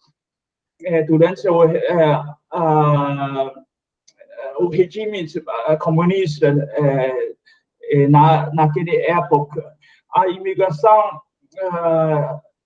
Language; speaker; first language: Portuguese; non-native, fluent; Chinese